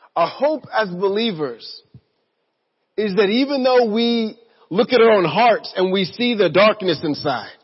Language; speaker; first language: English; native; English